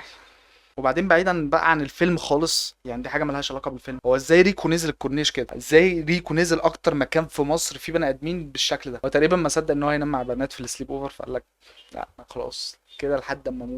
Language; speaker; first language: Arabic; native; Arabic